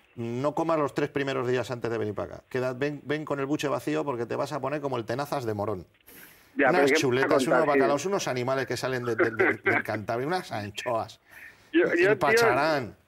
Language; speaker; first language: Spanish; native; Spanish